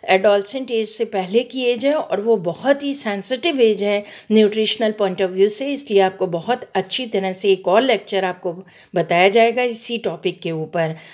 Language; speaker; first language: Hindi; native; Hindi